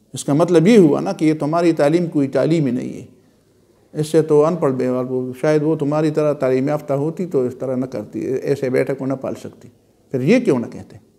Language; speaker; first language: Urdu; non-native, local second language; Pashto